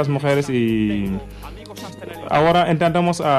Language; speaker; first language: Spanish; non-native, learner; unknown